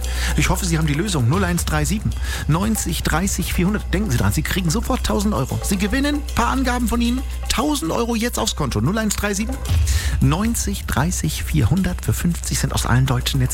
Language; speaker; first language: German; native; German